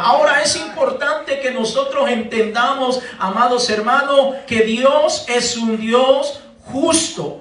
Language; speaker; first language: Spanish; native; Spanish